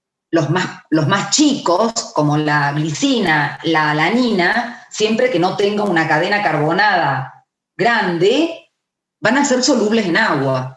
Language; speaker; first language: Spanish; native; Spanish